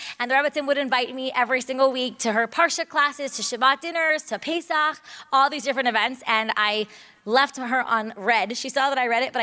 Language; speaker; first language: English; native; English